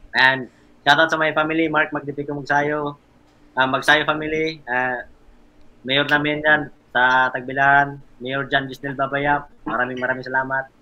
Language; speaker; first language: Filipino; native; Filipino